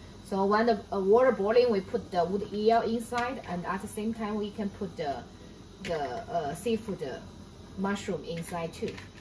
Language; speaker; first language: English; non-native, learner; Chinese